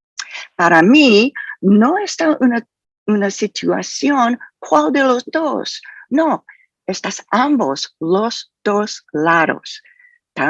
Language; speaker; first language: Spanish; non-native, fluent; English